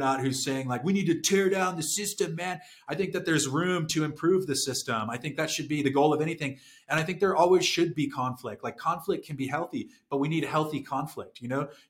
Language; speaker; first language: English; native; English